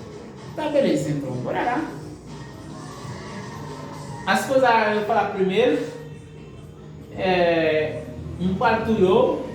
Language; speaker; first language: Portuguese; non-native, learner; Haitian Creole